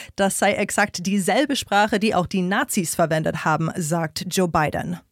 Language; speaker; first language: German; non-native, fluent; English